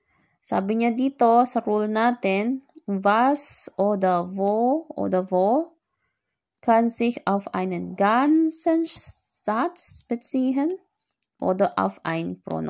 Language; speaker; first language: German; non-native, learner; Filipino